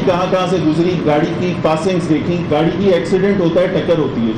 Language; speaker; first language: Urdu; native; Urdu